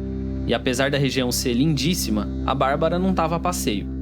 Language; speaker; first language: Portuguese; native; Portuguese